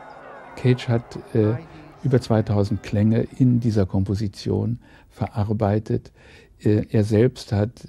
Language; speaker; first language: German; native; German